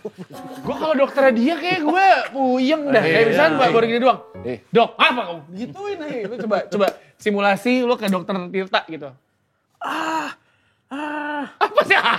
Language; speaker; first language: Indonesian; native; Indonesian